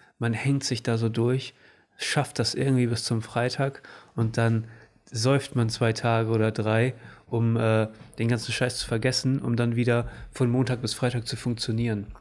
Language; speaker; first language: German; early bilingual, other home language; Portuguese